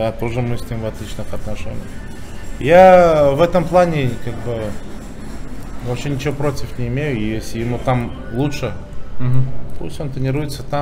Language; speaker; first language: Russian; native; Russian